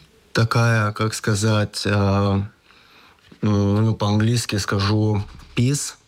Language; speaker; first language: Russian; non-native, learner; Lithuanian